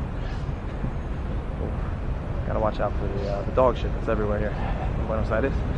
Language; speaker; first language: English; native; English